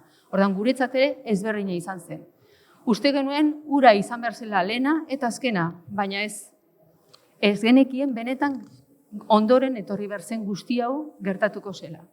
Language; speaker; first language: Basque; native; Basque